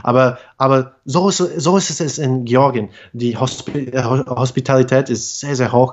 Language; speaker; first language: German; non-native, fluent; English